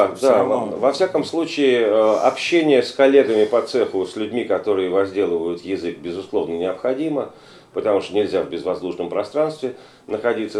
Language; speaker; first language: Russian; native; Russian